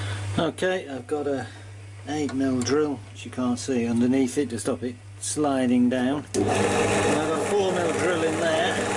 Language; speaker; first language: English; native; English